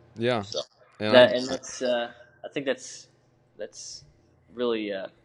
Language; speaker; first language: English; native; English